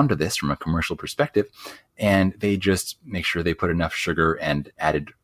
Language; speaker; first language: English; native; English